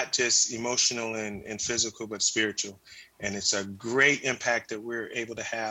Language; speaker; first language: English; native; English